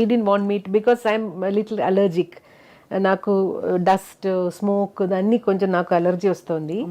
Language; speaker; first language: Telugu; non-native, fluent; Malayalam